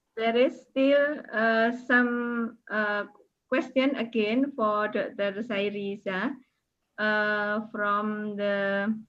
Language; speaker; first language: English; non-native, learner; Indonesian